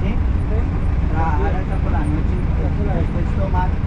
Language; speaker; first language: Spanish; native; Spanish